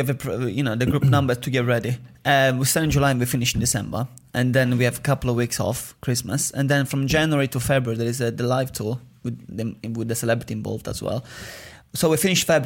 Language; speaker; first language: English; non-native, fluent; Italian